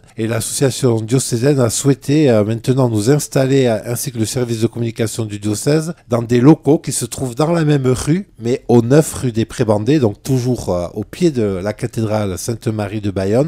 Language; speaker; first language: French; native; French